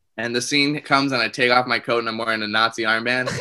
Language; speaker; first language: English; native; English